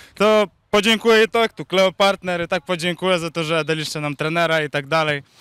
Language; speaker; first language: Polish; non-native, fluent; Ukrainian